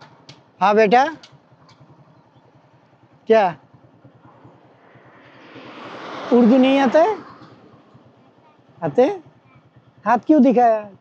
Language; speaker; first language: Hindi; non-native, learner; Bangla